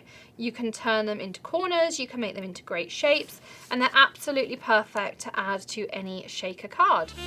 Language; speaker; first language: English; native; English